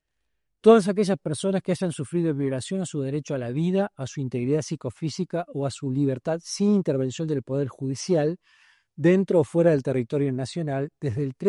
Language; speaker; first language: Spanish; native; Spanish